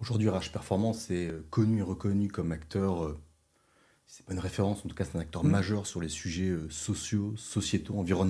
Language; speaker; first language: French; native; French